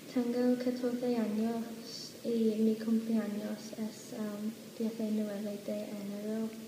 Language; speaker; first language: Spanish; non-native, learner; English